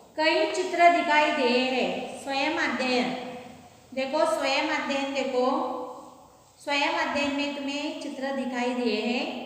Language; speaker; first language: Hindi; non-native, local second language; Marathi